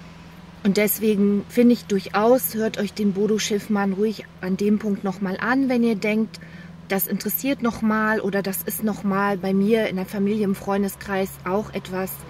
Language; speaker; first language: German; native; German